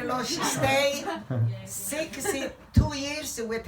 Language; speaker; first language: English; non-native, learner; Italian